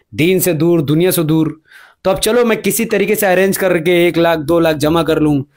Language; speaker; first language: Hindi; non-native, local second language; Urdu